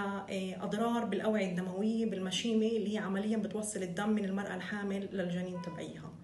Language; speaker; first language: Arabic; native; Arabic